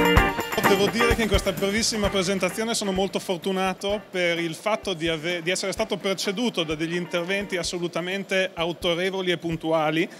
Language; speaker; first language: Italian; native; Italian